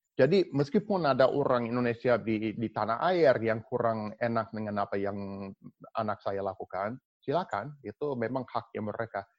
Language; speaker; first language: Indonesian; non-native, fluent; English